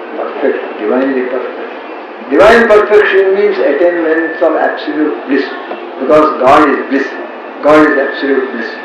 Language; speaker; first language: English; non-native, local second language; Hindi